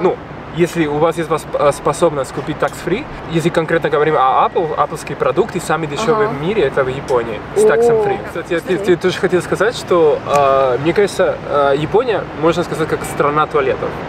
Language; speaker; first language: Russian; non-native, fluent; Spanish